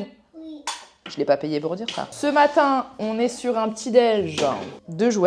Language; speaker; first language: French; native; French